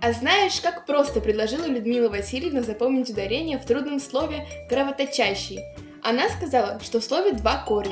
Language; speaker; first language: Russian; native; Russian